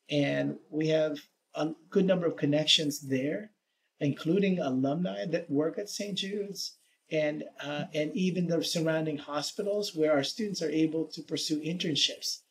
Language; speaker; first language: English; native; English